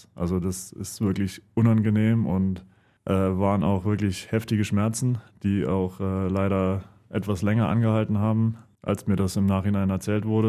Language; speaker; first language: German; native; German